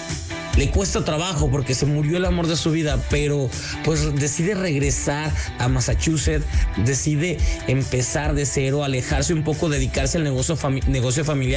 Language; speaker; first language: Spanish; native; Spanish